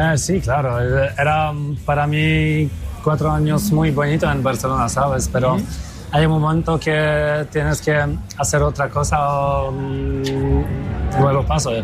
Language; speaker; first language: Spanish; non-native, fluent; Polish